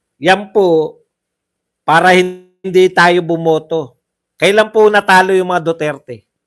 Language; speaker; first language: Filipino; non-native, local second language; Cebuano